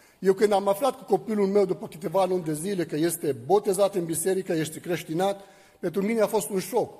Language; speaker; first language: Romanian; non-native, fluent; Arabic